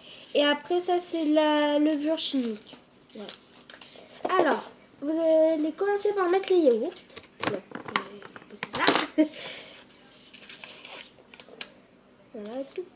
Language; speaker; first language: French; native; French